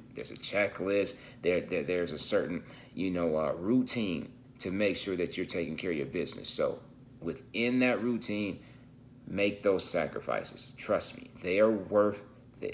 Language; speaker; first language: English; native; English